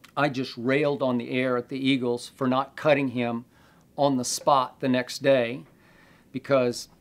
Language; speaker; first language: English; native; English